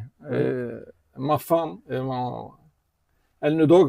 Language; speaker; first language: French; non-native, learner; Arabic